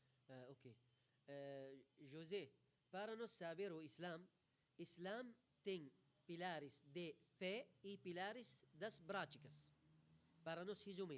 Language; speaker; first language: Portuguese; non-native, fluent; Arabic